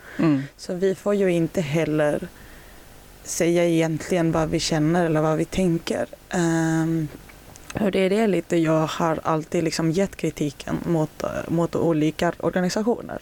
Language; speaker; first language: Swedish; native; Swedish